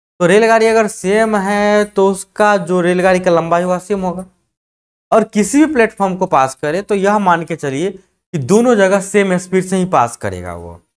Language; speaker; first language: Hindi; native; Hindi